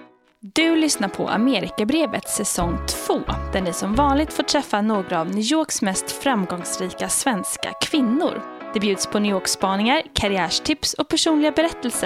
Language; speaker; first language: Swedish; native; Swedish